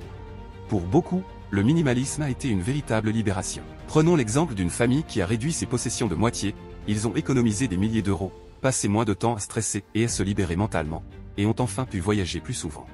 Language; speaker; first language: French; native; French